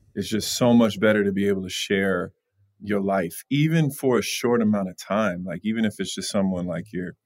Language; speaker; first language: English; native; English